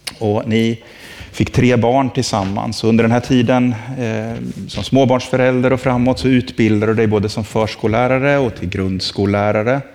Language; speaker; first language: Swedish; native; Swedish